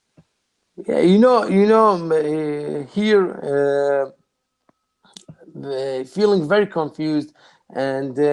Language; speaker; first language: English; non-native, learner; Arabic